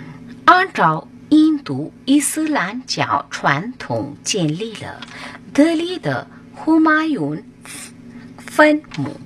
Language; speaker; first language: Chinese; non-native, fluent; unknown